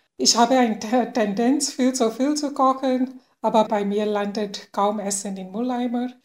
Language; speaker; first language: German; non-native, fluent; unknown